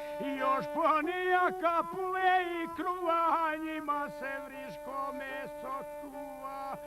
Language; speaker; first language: Bosnian; native; Bosnian